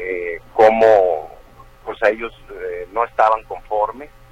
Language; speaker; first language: Spanish; native; Spanish